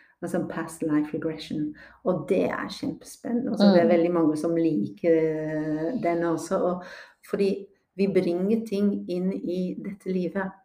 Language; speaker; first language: Norwegian; non-native, fluent; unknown